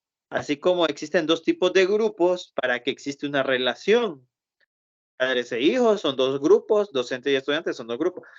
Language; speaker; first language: Spanish; native; Spanish